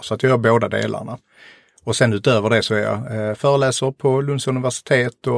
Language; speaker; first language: Swedish; native; Swedish